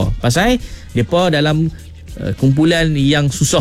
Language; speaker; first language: Malay; native; Malay